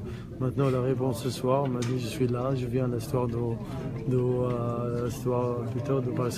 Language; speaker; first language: French; non-native, learner; Arabic